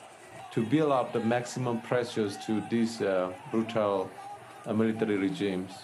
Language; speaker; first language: English; non-native, fluent; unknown